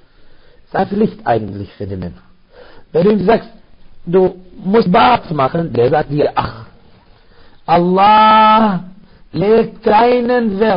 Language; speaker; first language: German; non-native, fluent; Arabic